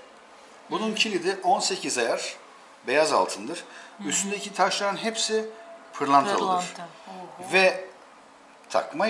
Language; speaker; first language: Turkish; native; Turkish